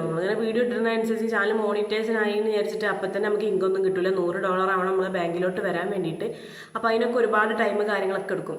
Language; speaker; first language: Malayalam; native; Malayalam